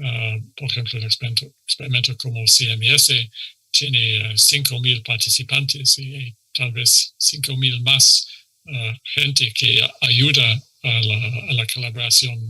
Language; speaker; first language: Spanish; non-native, fluent; English